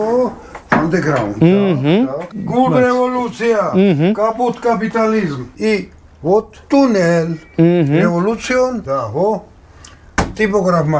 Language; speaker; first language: English; non-native, learner; Georgian